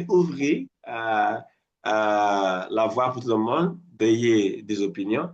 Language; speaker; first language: French; non-native, fluent; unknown